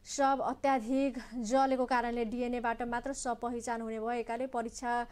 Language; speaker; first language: Nepali; non-native, local second language; Maithili